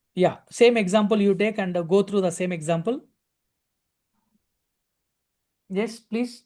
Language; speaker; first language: English; non-native, local second language; Telugu